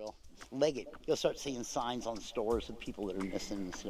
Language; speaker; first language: English; native; English